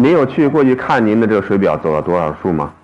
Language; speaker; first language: Chinese; native; Chinese